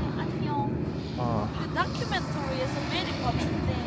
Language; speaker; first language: Korean; non-native, learner; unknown